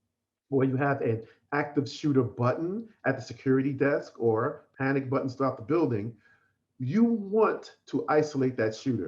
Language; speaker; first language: English; native; English